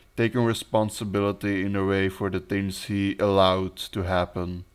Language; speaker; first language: English; non-native, fluent; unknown